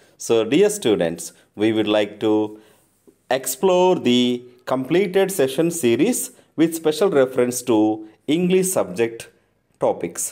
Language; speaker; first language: English; non-native, local second language; Telugu